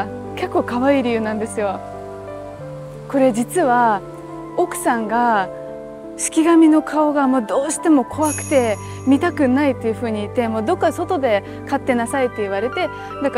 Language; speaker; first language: Japanese; non-native, fluent; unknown